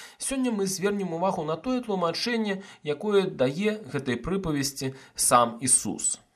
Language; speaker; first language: Belarusian; non-native, local second language; Russian